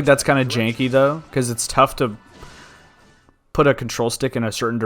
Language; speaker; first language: English; native; English